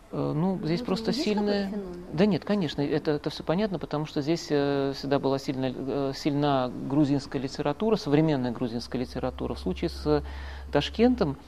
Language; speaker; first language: Russian; native; Russian